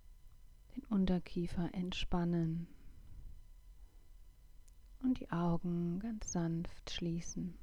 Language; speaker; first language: German; native; German